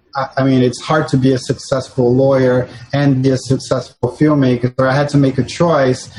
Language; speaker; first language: English; non-native, fluent; Portuguese